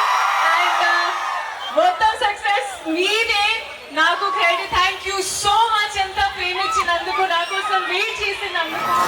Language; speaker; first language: Telugu; non-native, local second language; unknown